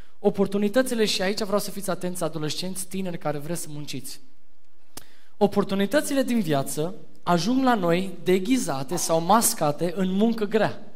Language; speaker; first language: Romanian; non-native, fluent; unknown